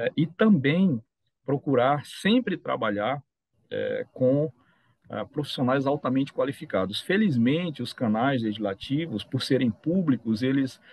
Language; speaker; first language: Portuguese; native; Portuguese